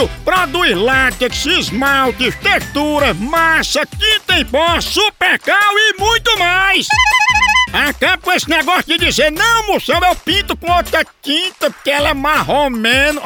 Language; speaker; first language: Portuguese; native; Portuguese